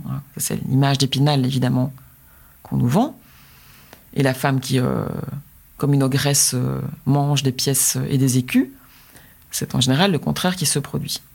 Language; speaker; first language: French; native; French